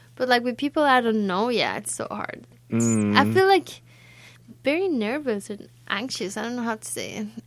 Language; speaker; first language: English; non-native, fluent; Spanish